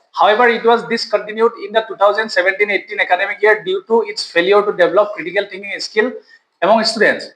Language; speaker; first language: English; non-native, local second language; Assamese